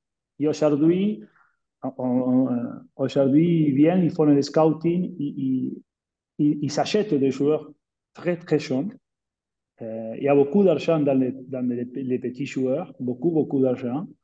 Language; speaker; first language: French; non-native, fluent; Spanish